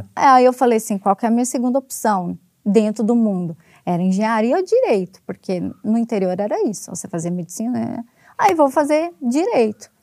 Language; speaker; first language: Portuguese; native; Portuguese